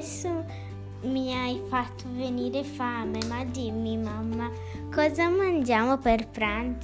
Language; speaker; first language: Italian; early bilingual, heritage; Italian